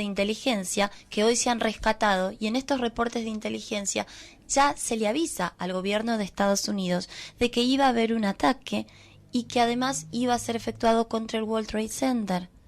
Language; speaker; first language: Spanish; native; Spanish